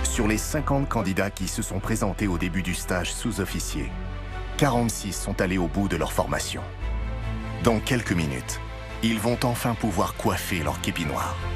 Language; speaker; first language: French; native; French